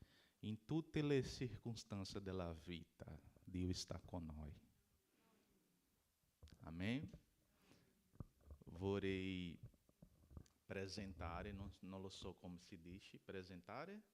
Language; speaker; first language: Italian; non-native, learner; Portuguese